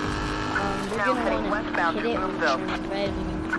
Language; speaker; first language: English; native; English